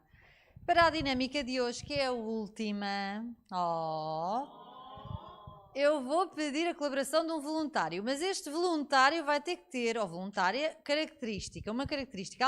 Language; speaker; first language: Portuguese; native; Portuguese